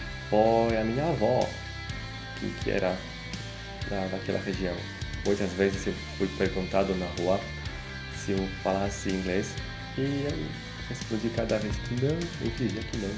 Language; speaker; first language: Portuguese; non-native, fluent; Polish